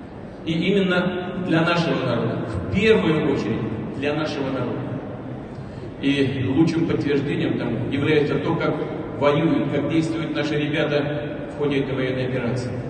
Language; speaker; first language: Russian; native; Russian